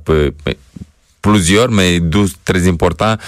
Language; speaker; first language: French; non-native, fluent; Romanian